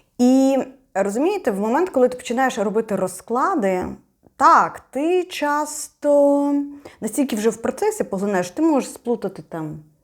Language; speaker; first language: Ukrainian; non-native, local second language; Russian